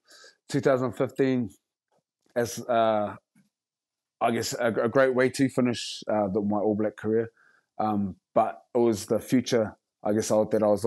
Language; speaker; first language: English; native; English